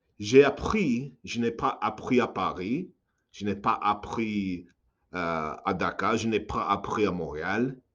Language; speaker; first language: French; non-native, fluent; English